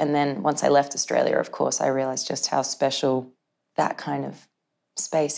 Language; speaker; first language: English; native; English